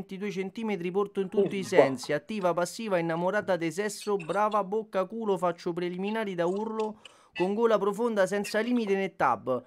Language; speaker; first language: Italian; native; Italian